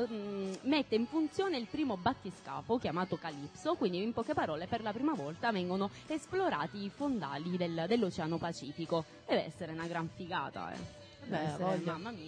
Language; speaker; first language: Italian; native; Italian